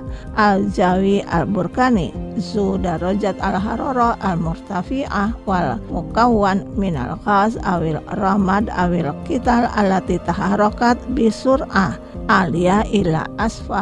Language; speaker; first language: Arabic; non-native, fluent; Indonesian